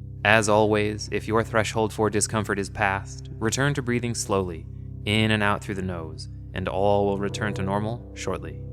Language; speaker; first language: English; native; English